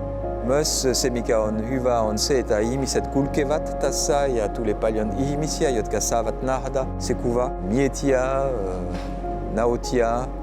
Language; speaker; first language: Finnish; non-native, fluent; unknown